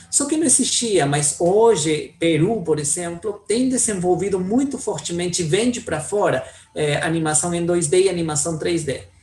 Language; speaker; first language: Portuguese; non-native, fluent; Spanish